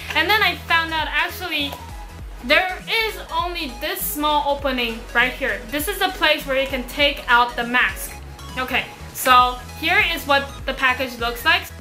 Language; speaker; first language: English; non-native, fluent; Chinese